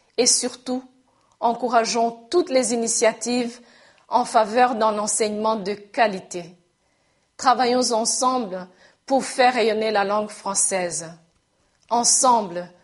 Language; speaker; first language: French; non-native, local second language; Kinyarwanda